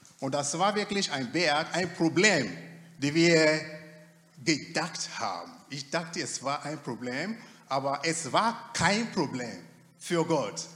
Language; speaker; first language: German; non-native, fluent; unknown